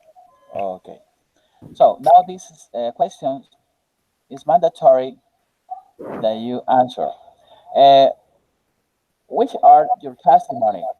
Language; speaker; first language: English; non-native, learner; Spanish